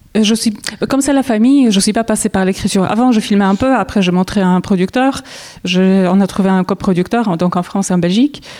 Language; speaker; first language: French; non-native, fluent; Polish